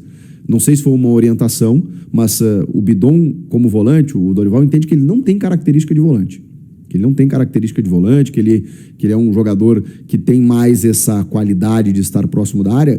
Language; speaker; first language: Portuguese; native; Portuguese